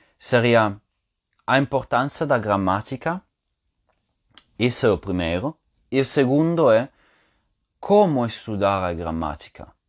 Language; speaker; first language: Portuguese; non-native, fluent; Italian